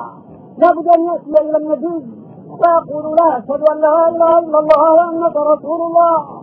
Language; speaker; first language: Arabic; native; Arabic